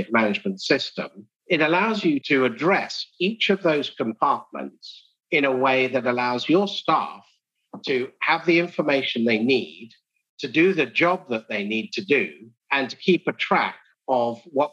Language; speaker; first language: English; native; English